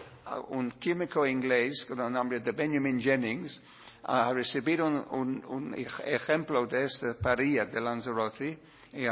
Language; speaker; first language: Spanish; non-native, learner; English